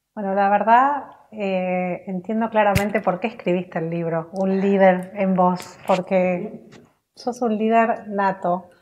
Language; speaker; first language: Spanish; native; Spanish